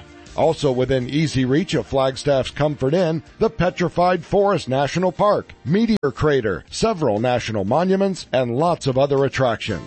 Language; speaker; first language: English; native; English